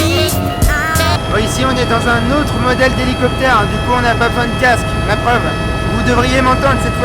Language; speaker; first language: French; native; French